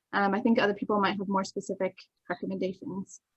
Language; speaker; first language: English; native; English